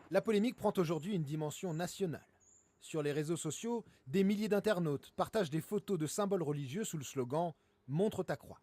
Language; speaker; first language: French; native; French